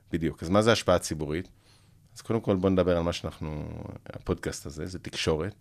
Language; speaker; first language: Hebrew; early bilingual, other home language; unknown